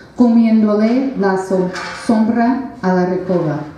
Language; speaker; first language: Spanish; non-native, learner; English